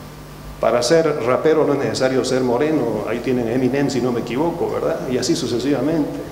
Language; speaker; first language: Spanish; native; Spanish